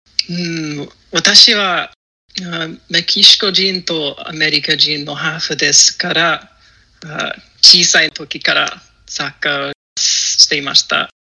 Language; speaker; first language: Japanese; non-native, learner; English